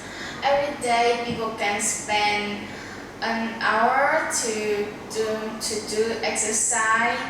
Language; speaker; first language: English; non-native, learner; Vietnamese